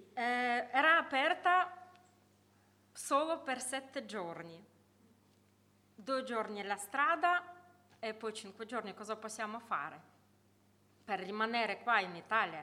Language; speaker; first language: Italian; non-native, learner; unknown